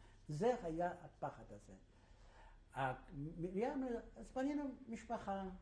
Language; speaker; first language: Hebrew; non-native, fluent; Yiddish